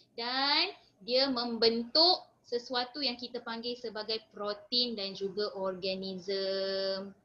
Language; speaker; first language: Malay; native; Malay